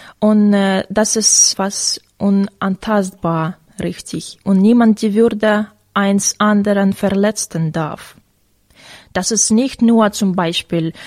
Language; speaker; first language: German; non-native, learner; Russian